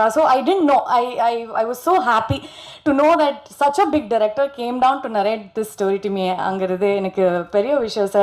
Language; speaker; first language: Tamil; non-native, learner; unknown